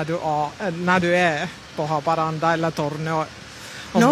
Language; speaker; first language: Swedish; non-native, learner; Finnish